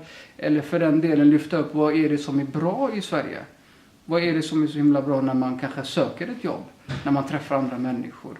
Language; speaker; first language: Swedish; early bilingual, other home language; Somali